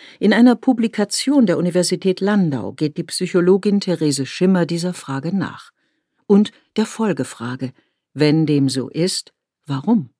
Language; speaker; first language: German; native; German